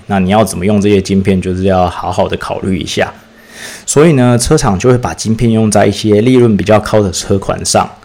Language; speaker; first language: Chinese; native; Chinese